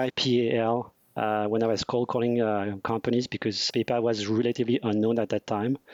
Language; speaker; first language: English; non-native, fluent; French